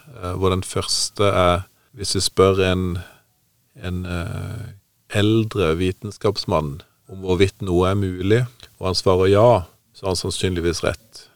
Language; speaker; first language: Norwegian; native; Norwegian